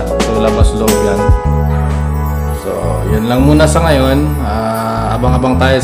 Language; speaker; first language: Filipino; native; Filipino